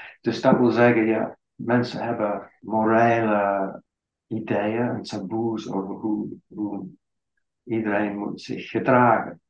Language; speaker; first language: Dutch; non-native, fluent; English